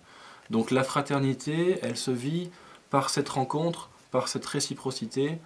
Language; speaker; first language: French; native; French